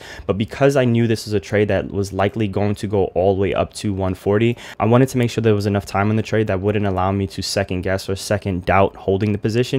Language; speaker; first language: English; native; English